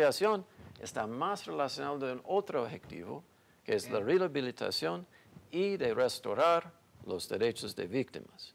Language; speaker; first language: Spanish; non-native, fluent; English